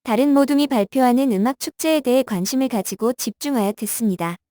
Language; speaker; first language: Korean; native; Korean